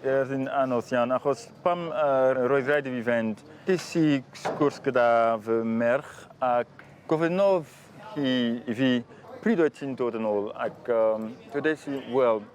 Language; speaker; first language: Welsh; non-native, fluent; French